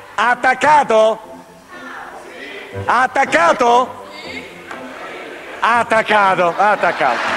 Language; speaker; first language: Italian; native; Italian